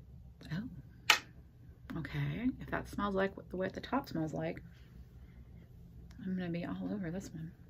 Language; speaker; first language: English; native; English